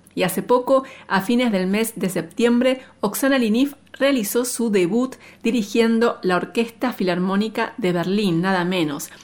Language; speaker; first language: Spanish; native; Spanish